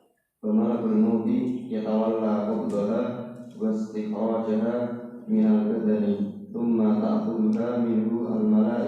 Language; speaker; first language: Arabic; non-native, fluent; Indonesian